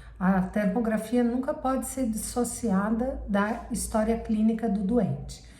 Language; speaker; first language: Portuguese; native; Portuguese